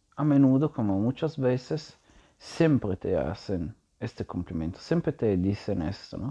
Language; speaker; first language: Spanish; non-native, learner; Italian